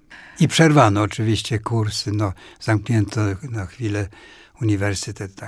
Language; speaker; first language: Polish; non-native, fluent; Swedish